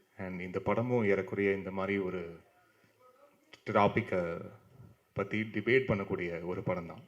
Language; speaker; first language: Tamil; native; Tamil